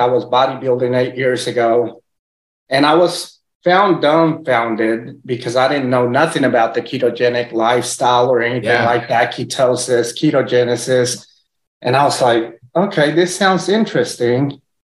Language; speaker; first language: English; early bilingual, other home language; Spanish